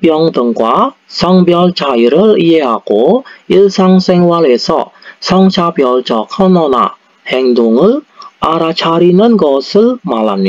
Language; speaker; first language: Korean; non-native, learner; Indonesian